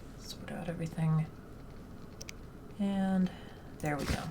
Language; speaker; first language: English; native; English